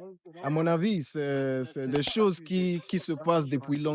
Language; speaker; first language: French; non-native, fluent; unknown